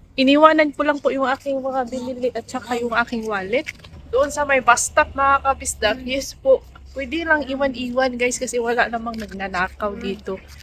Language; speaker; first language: Filipino; non-native, local second language; Cebuano